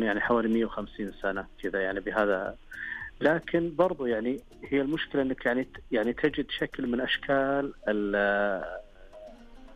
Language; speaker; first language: Arabic; native; Arabic